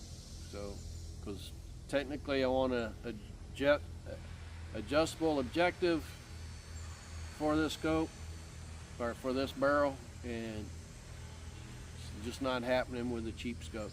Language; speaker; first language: English; native; English